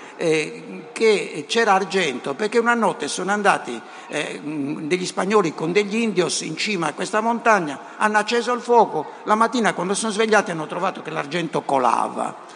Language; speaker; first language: Italian; native; Italian